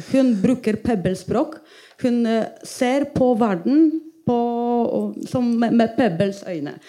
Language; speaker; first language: Norwegian; non-native, fluent; Polish